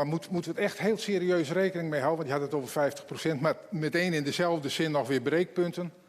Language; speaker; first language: Dutch; non-native, local second language; Western Frisian